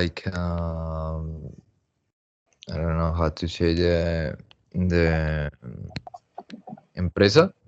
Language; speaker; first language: English; non-native, learner; Spanish